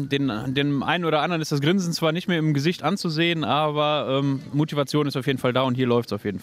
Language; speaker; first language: German; native; German